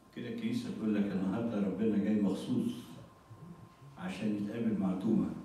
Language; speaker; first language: Arabic; native; Arabic